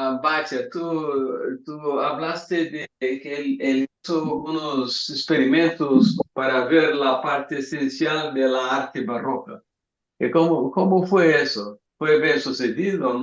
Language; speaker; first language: Spanish; non-native, fluent; Portuguese